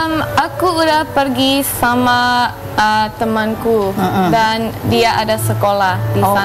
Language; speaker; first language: Indonesian; non-native, learner; English